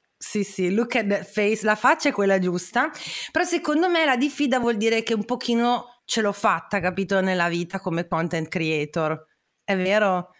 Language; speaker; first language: Italian; native; Italian